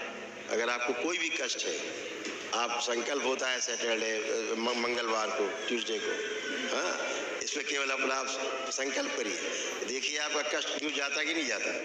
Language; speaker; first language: Hindi; native; Hindi